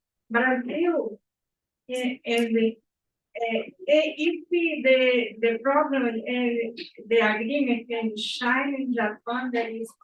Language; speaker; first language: English; non-native, learner; Portuguese